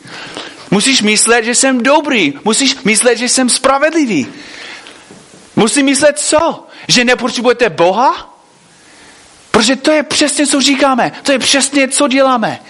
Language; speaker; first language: Czech; non-native, fluent; English